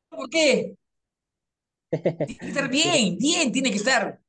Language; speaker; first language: Spanish; native; Spanish